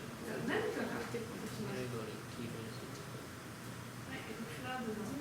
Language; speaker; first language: Japanese; non-native, learner; French